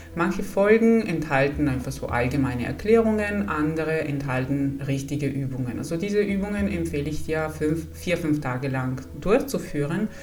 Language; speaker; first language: German; non-native, fluent; Italian